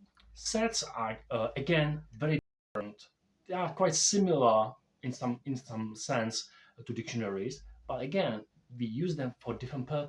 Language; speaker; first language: English; non-native, fluent; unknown